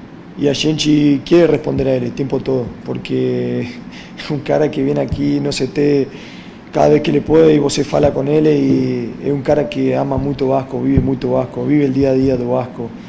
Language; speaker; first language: Portuguese; non-native, fluent; Spanish